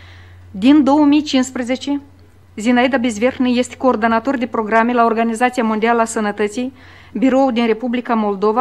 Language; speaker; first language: Romanian; native; Romanian